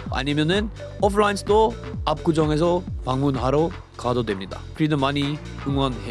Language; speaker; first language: Korean; non-native, fluent; English